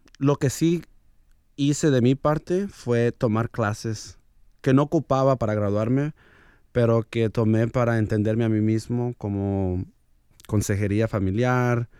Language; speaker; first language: Spanish; early bilingual, heritage; Spanish